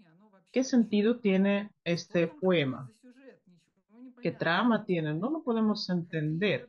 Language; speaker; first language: Spanish; non-native, fluent; Russian